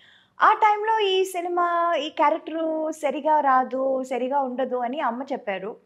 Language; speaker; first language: Telugu; non-native, local second language; Tamil